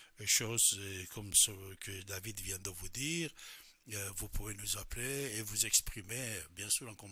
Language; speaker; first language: French; non-native, fluent; Persian